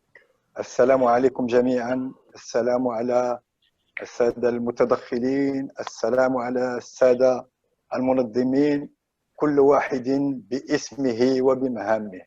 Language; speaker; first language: Arabic; native; Arabic